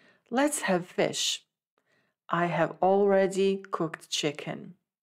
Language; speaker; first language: English; non-native, fluent; Serbian